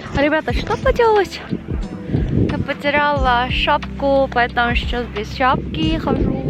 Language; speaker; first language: Russian; non-native, learner; Korean